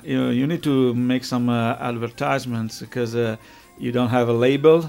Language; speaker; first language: English; non-native, fluent; Italian